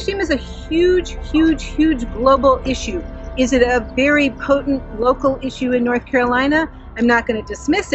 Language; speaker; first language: English; native; English